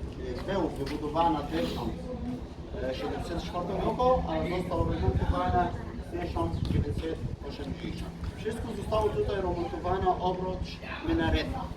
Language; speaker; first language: Polish; non-native, learner; Arabic